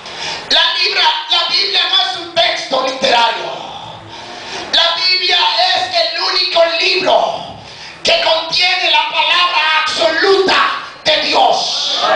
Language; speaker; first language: Spanish; native; Spanish